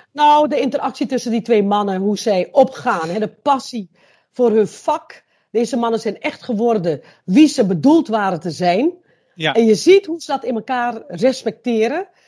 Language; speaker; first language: Dutch; native; Dutch